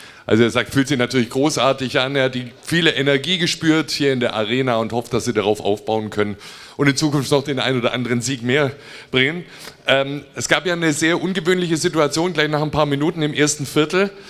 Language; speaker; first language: German; native; German